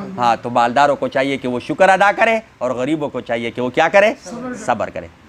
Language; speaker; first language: Urdu; non-native, local second language; Pashto